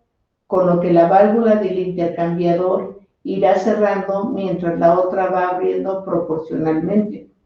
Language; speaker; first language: Spanish; native; Spanish